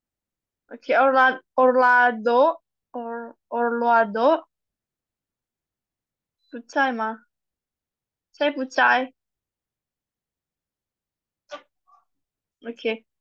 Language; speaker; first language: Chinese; non-native, fluent; Indonesian